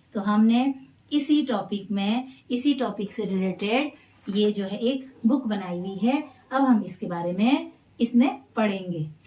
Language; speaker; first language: Hindi; non-native, local second language; Garhwali